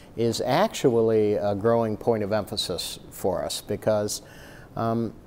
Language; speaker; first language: English; native; English